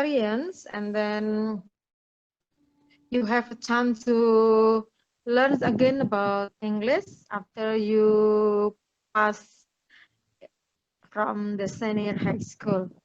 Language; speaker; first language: English; non-native, learner; Indonesian